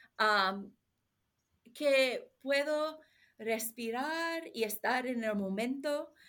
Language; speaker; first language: Spanish; non-native, learner; English